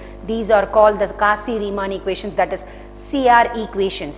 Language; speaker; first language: English; non-native, local second language; Tamil